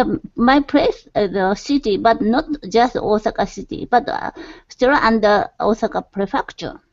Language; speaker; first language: English; non-native, learner; Japanese